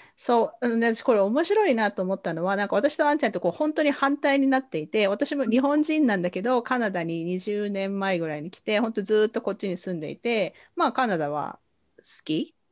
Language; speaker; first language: Japanese; native; Japanese